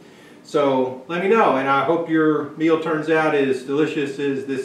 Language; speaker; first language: English; native; English